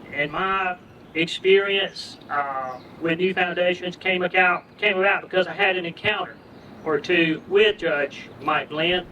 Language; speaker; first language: English; native; English